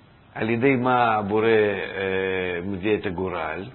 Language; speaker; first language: Hebrew; non-native, fluent; Russian